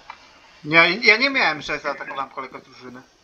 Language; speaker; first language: Polish; native; Polish